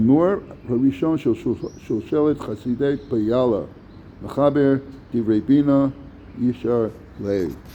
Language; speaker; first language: Hebrew; non-native, fluent; English